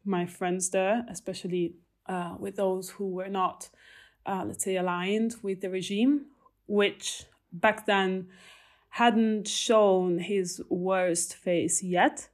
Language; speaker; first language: English; non-native, fluent; Italian